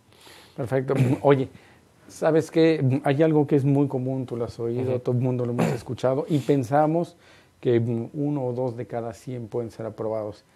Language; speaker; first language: Spanish; native; Spanish